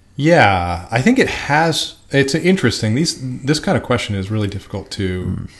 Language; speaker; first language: English; native; English